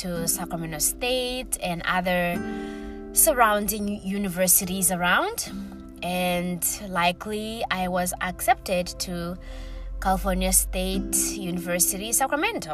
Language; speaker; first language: English; early bilingual, other home language; Swahili